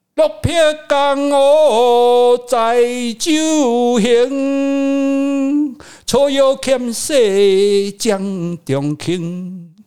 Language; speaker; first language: Chinese; native; Chinese